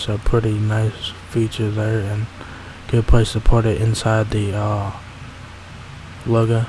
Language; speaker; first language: English; native; English